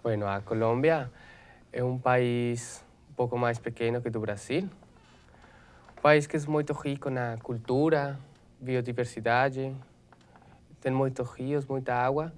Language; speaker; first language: Portuguese; non-native, learner; Spanish